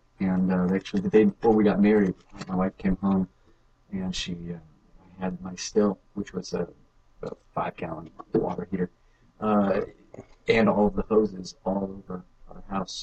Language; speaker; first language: English; native; English